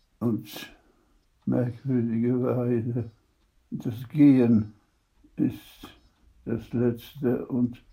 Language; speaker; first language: German; non-native, fluent; Polish